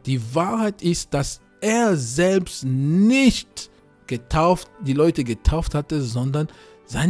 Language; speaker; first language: German; non-native, fluent; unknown